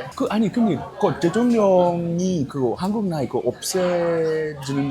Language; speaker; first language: Korean; non-native, fluent; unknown